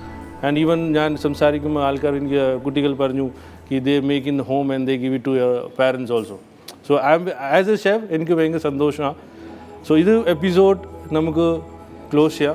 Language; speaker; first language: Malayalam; non-native, fluent; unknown